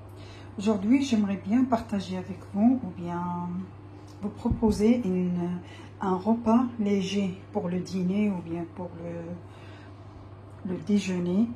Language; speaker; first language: French; non-native, local second language; Arabic